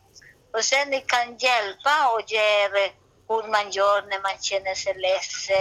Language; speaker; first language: Swedish; non-native, learner; Spanish